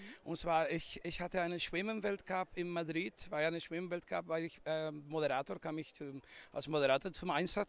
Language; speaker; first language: German; non-native, fluent; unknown